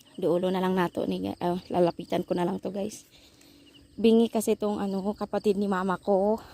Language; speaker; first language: Filipino; non-native, local second language; Cebuano